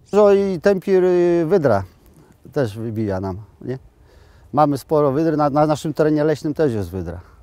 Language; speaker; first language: Polish; native; Polish